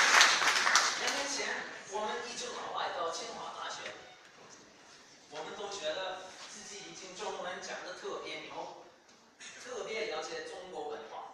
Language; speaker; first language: Chinese; non-native, fluent; Finnish